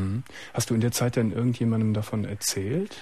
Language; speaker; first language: German; native; German